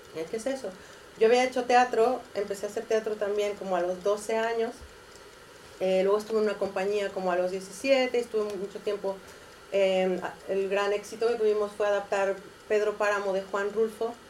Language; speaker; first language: Spanish; native; Spanish